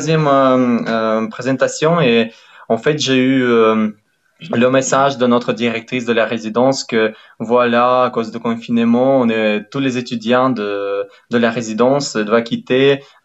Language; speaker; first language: French; non-native, fluent; Ukrainian